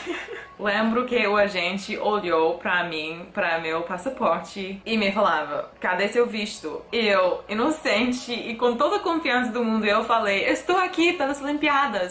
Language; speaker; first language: Portuguese; non-native, fluent; English